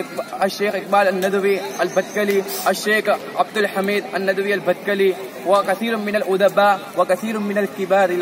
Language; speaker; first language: Arabic; non-native, learner; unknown